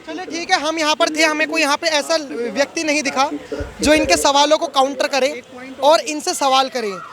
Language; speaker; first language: Hindi; native; Hindi